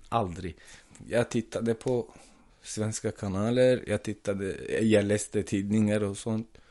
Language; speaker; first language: Swedish; non-native, fluent; Turkish